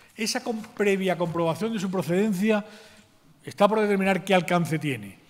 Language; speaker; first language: Spanish; native; Spanish